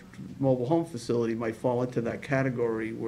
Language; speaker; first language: English; native; English